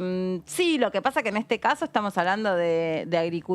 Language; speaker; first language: Spanish; native; Spanish